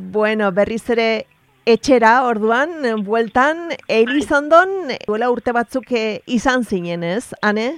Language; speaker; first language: Basque; native; Basque